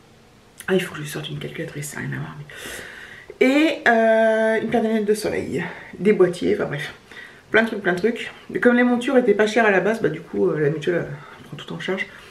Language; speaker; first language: French; native; French